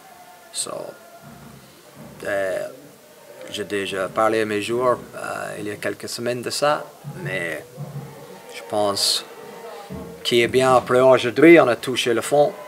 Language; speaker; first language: French; non-native, fluent; English